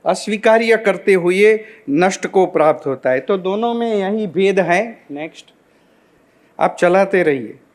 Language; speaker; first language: Hindi; non-native, local second language; Gujarati